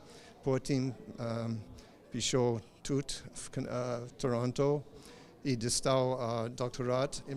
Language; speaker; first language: Ukrainian; non-native, learner; English